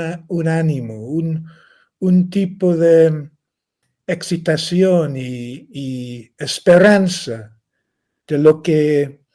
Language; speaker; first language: Spanish; non-native, fluent; English